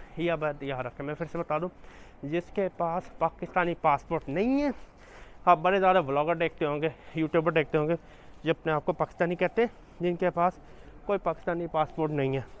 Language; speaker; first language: Urdu; non-native, local second language; Punjabi